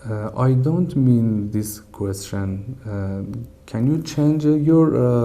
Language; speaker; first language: English; non-native, learner; Persian